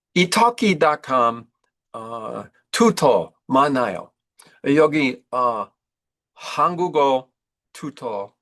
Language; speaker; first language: Korean; non-native, learner; English